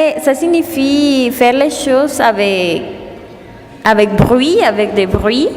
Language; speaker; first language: French; non-native, learner; Spanish